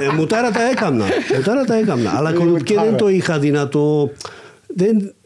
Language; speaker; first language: Greek; non-native, learner; Slovak